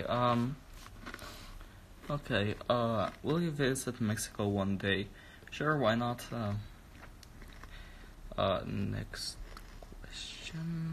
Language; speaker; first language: English; non-native, learner; Russian